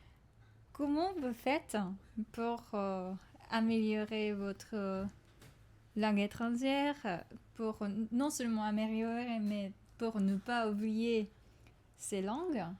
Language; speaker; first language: French; non-native, fluent; Japanese